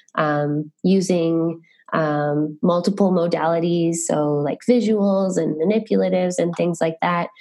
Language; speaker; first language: English; native; English